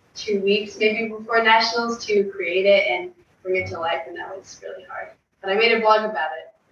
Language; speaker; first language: English; native; English